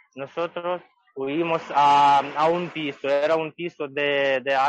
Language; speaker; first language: Spanish; non-native, fluent; Ukrainian